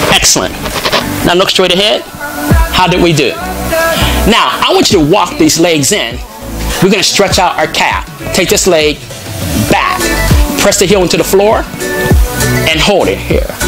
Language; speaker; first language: English; native; English